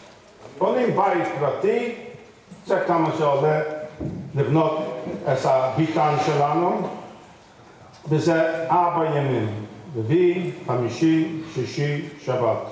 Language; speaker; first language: Hebrew; non-native, fluent; English